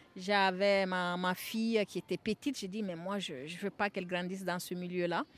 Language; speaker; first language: French; non-native, local second language; Bambara